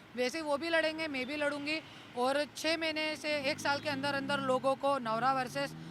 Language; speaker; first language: Hindi; non-native, local second language; Marathi